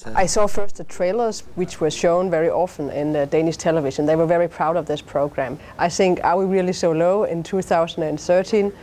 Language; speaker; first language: English; non-native, fluent; Danish